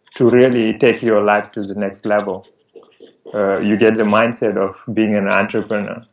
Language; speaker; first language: English; non-native, fluent; Wolof